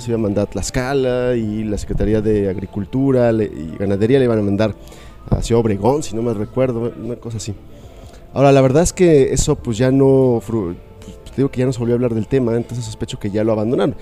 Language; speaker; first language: Spanish; native; Spanish